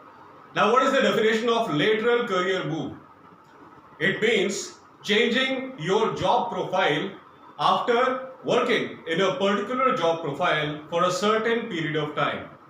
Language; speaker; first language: English; non-native, local second language; Hindi